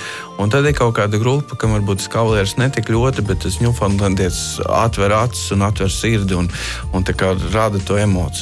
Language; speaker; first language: Latvian; native; Latvian